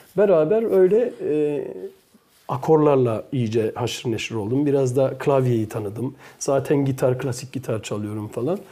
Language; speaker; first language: Turkish; early bilingual, heritage; Turkish